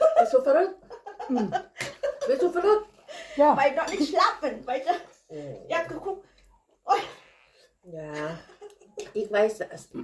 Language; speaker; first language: German; non-native, learner; Thai